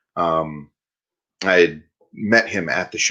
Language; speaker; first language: English; native; English